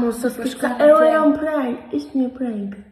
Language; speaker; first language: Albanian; early bilingual, heritage; Albanian